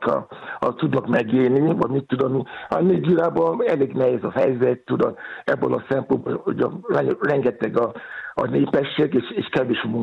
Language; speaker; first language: Hungarian; non-native, learner; Yoruba